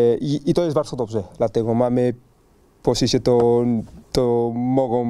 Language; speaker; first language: Polish; non-native, learner; Spanish